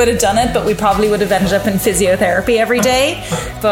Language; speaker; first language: English; native; English